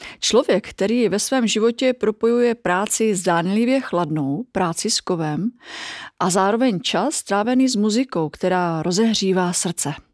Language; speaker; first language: Czech; native; Czech